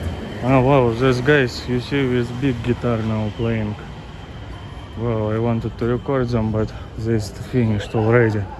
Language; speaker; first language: English; non-native, fluent; Russian